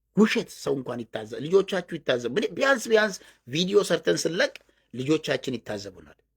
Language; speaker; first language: Amharic; non-native, local second language; Oromo